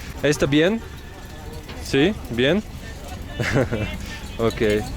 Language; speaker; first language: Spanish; non-native, learner; Russian